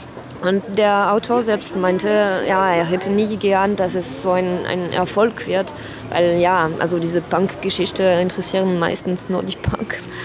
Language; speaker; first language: German; non-native, fluent; French